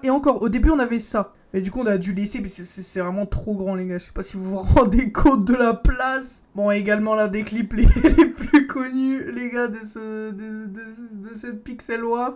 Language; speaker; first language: French; native; French